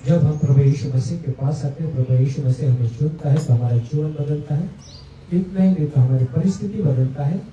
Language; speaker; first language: Hindi; non-native, local second language; Marathi